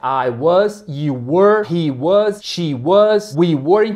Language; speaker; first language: English; non-native, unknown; Portuguese